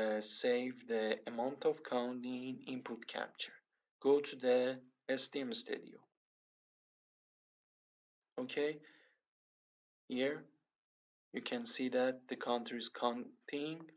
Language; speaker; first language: English; non-native, learner; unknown